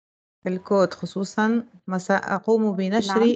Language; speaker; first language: Arabic; native; Arabic